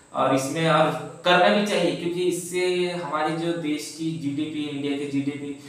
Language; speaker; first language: Hindi; non-native, local second language; Urdu